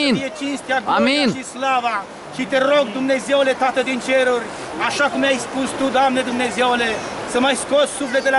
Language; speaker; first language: Romanian; native; Romanian